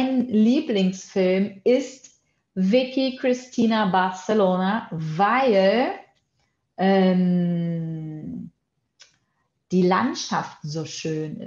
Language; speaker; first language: German; non-native, fluent; Portuguese